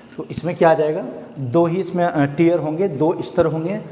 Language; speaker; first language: Hindi; native; Hindi